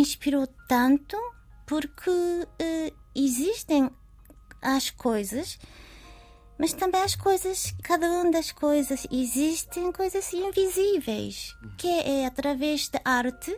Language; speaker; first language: Portuguese; non-native, learner; Japanese